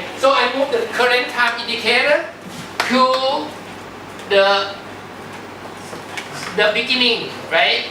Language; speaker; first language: English; non-native, fluent; Thai